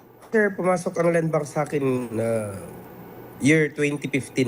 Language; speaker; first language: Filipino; native; Filipino